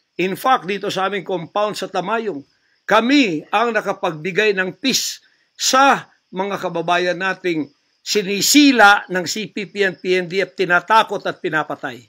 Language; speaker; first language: Filipino; non-native, local second language; Cebuano